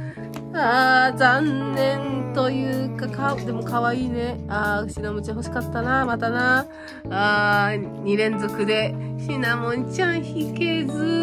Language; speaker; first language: Japanese; native; Japanese